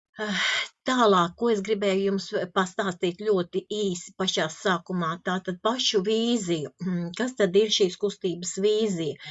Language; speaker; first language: Latvian; non-native, local second language; Russian